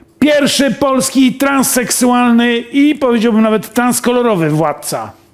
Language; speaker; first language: Polish; native; Polish